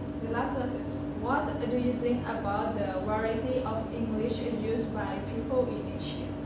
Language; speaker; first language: English; non-native, learner; Thai